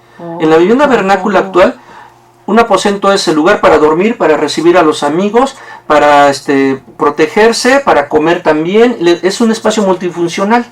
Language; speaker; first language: Spanish; native; Spanish